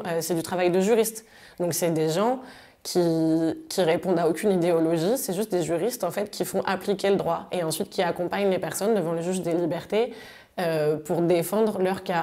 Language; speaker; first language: French; native; French